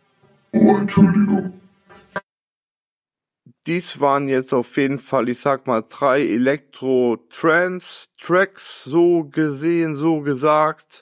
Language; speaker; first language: German; native; German